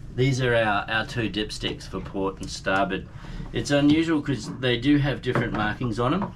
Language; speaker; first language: English; native; English